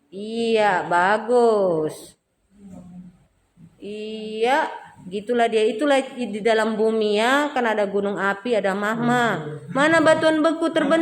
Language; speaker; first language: Indonesian; native; Indonesian